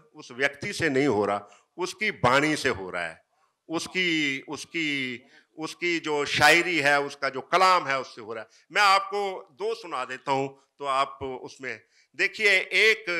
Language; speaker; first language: Hindi; native; Hindi